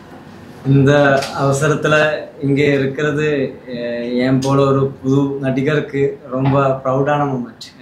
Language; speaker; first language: Tamil; non-native, learner; Malayalam